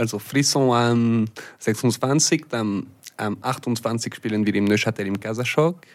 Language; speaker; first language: German; non-native, local second language; French